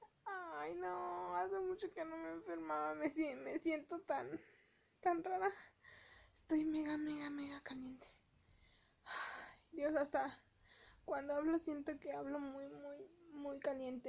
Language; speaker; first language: Spanish; native; Spanish